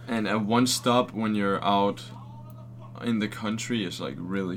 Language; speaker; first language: English; non-native, fluent; Danish